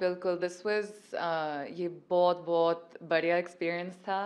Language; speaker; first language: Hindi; early bilingual, heritage; Hindi